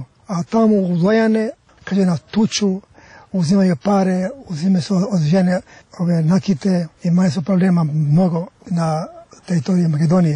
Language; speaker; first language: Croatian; non-native, local second language; Albanian